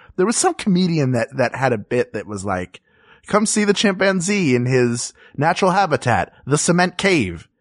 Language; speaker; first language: English; native; English